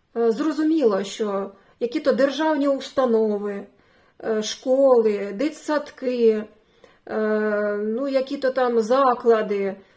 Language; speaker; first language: Ukrainian; non-native, local second language; Russian